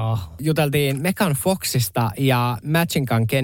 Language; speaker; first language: Finnish; native; Finnish